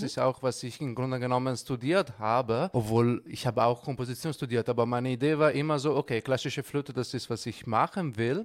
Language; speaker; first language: German; non-native, fluent; Italian